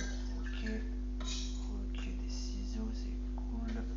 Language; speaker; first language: French; native; French